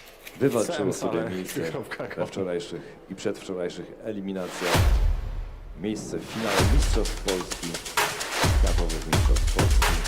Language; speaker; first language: Polish; native; Polish